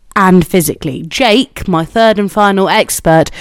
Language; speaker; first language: English; native; English